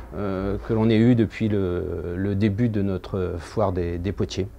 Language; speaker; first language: French; native; French